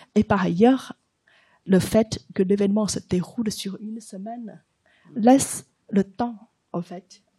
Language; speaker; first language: French; non-native, fluent; Chinese